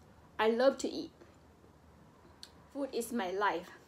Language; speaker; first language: English; non-native, local second language; Lao